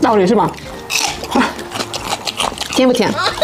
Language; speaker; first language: Chinese; non-native, learner; Korean